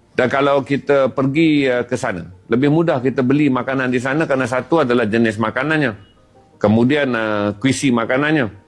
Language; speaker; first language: Malay; native; Malay